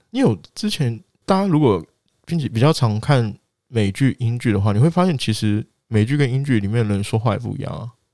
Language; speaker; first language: Chinese; non-native, local second language; Wu Chinese